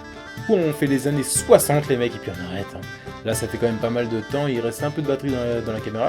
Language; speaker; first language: French; native; French